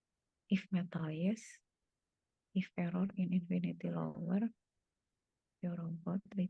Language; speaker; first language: English; non-native, fluent; Indonesian